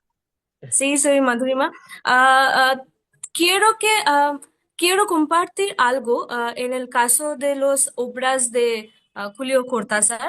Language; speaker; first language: Spanish; non-native, fluent; Bangla